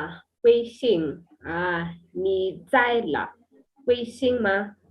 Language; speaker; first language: Chinese; non-native, learner; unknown